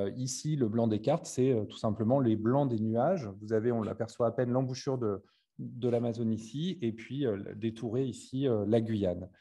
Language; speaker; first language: French; native; French